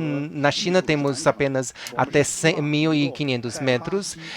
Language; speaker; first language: Portuguese; non-native, fluent; Chinese